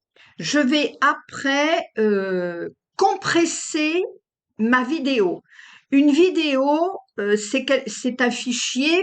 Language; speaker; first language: French; native; French